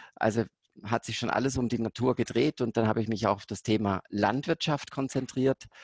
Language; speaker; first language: German; native; German